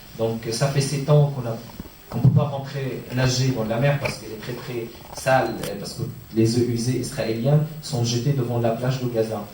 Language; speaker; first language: French; non-native, fluent; Arabic